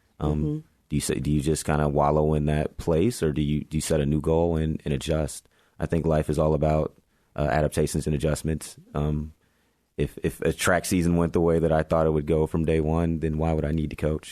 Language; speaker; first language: English; native; English